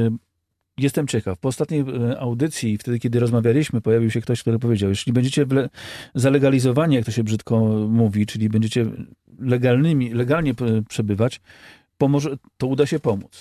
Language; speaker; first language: Polish; native; Polish